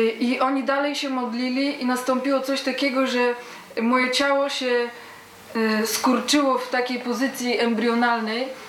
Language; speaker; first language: Polish; early bilingual, heritage; Polish